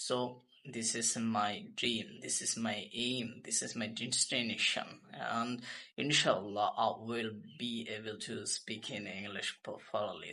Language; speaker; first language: English; non-native, learner; Bangla